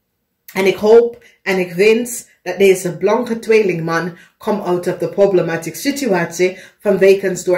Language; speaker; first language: Dutch; non-native, fluent; English